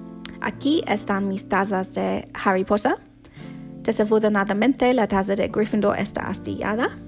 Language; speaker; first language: Spanish; non-native, learner; English